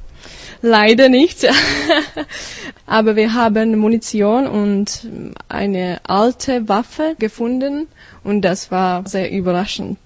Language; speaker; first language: German; non-native, learner; Czech